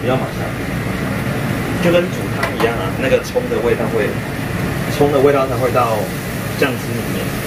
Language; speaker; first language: Chinese; native; Chinese